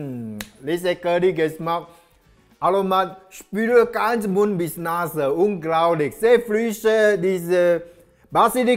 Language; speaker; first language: German; non-native, learner; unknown